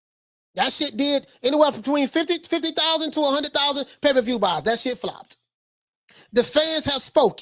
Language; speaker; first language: English; native; English